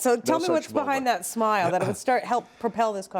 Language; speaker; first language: English; native; English